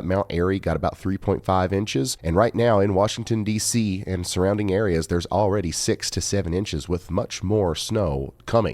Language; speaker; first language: English; native; English